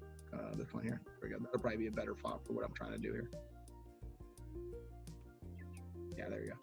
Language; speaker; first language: English; native; English